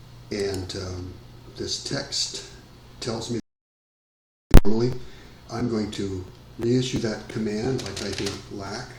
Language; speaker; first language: English; native; English